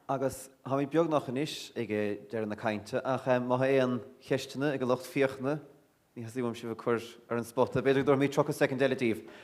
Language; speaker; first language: Irish; native; Irish